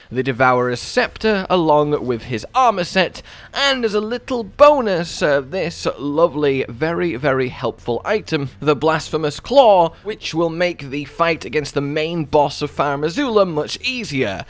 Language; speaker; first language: English; native; English